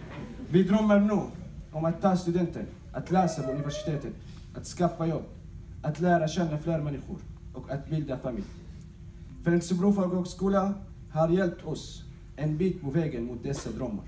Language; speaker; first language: Swedish; non-native, learner; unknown